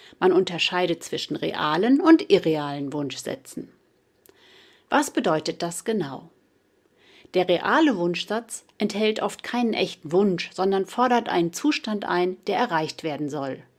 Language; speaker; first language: German; native; German